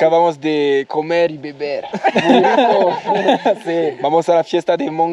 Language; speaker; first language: Spanish; non-native, learner; French